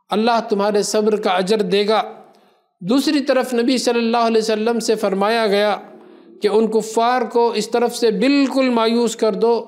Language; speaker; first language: Urdu; native; Urdu